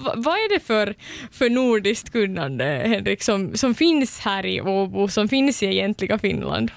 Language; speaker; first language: Swedish; native; Swedish